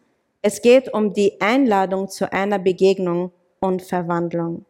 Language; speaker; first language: German; non-native, fluent; English